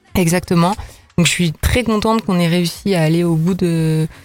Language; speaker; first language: French; native; French